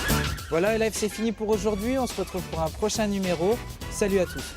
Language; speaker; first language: French; native; French